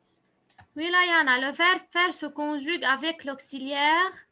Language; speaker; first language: French; non-native, local second language; Arabic